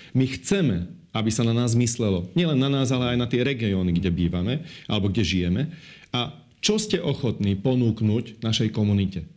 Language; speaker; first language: Slovak; non-native, local second language; Hungarian